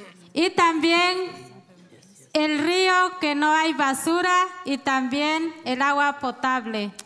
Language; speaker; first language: Spanish; non-native, local second language; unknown